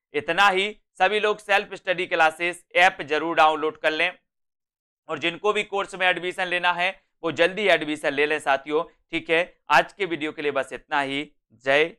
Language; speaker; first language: Hindi; native; Hindi